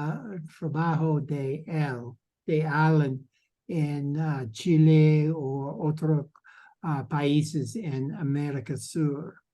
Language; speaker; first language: Spanish; non-native, learner; English